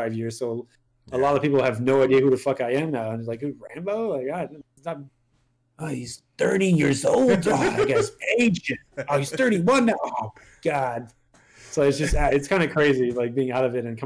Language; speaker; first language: English; non-native, fluent; French